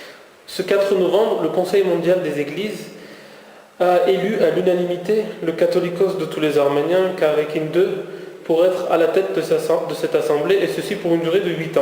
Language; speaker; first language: French; native; French